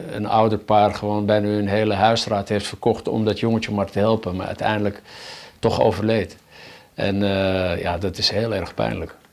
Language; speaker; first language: Dutch; early bilingual, other home language; Arabic